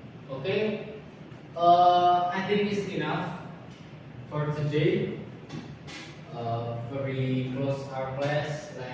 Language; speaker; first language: English; non-native, learner; Indonesian